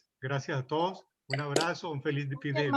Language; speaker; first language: Spanish; native; Spanish